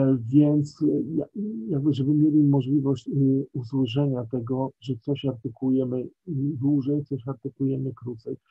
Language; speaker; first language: Polish; native; Polish